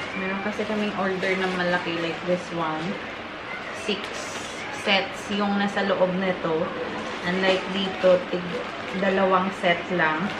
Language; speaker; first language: Filipino; non-native, local second language; Hiligaynon